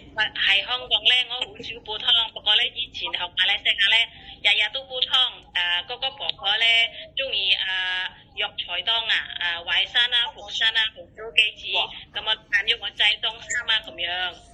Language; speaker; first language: Cantonese; non-native, learner; Indonesian